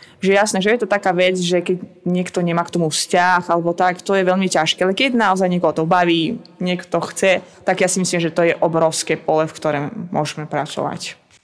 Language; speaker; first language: Slovak; non-native, fluent; Russian